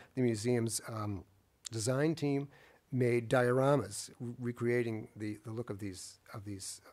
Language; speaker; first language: English; native; English